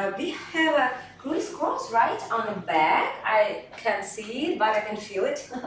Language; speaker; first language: English; non-native, fluent; Russian